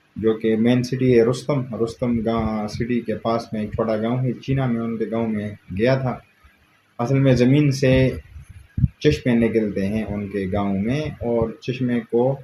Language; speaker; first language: Urdu; non-native, local second language; Pashto